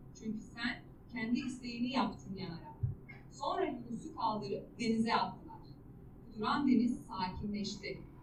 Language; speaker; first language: Turkish; native; Turkish